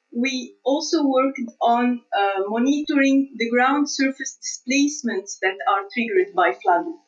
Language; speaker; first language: English; non-native, fluent; Arabic